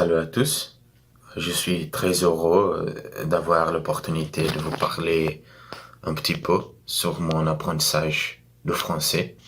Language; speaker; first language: French; non-native, fluent; Portuguese